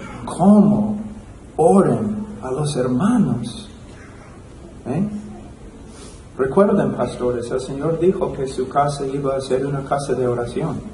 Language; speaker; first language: Spanish; non-native, fluent; English